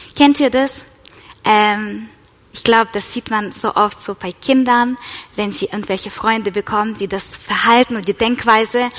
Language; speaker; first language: German; non-native, fluent; Russian